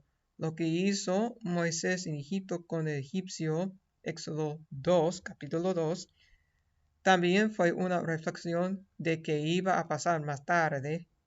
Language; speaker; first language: Spanish; non-native, fluent; English